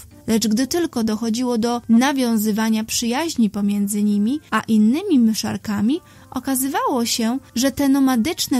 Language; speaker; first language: Polish; native; Polish